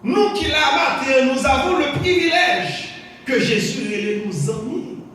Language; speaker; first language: French; non-native, local second language; Haitian Creole